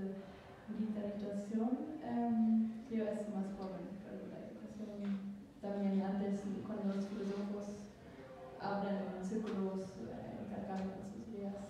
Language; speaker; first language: Spanish; non-native, learner; German